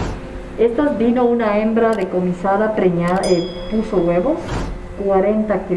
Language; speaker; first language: Spanish; native; Spanish